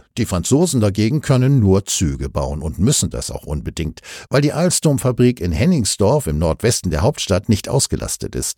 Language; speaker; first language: German; native; German